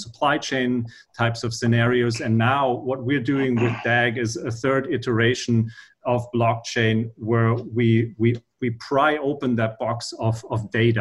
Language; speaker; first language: English; non-native, fluent; German